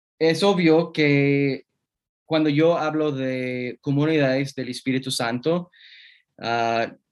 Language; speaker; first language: Spanish; non-native, fluent; English